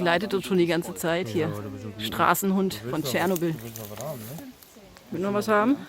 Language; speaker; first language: German; native; German